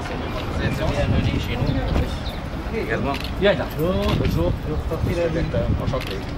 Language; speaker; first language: French; non-native, local second language; Arabic